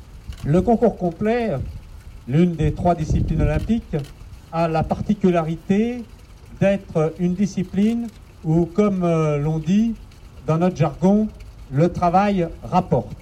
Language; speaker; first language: French; native; French